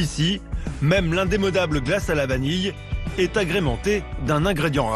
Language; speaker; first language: French; native; French